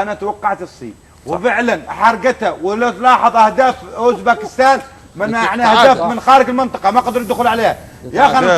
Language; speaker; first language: Arabic; native; Arabic